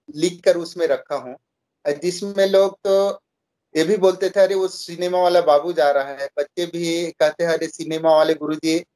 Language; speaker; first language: Hindi; native; Hindi